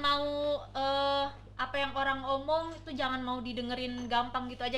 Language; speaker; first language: Indonesian; native; Indonesian